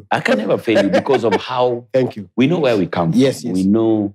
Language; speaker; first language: English; non-native, local second language; Luo (Kenya and Tanzania)